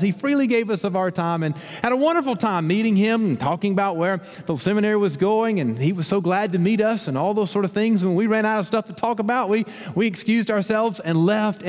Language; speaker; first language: English; native; English